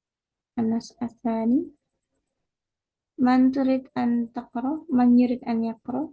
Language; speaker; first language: Arabic; non-native, learner; Indonesian